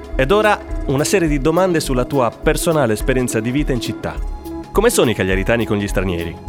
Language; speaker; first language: Italian; native; Italian